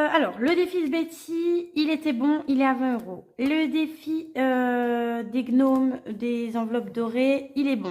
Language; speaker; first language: French; native; French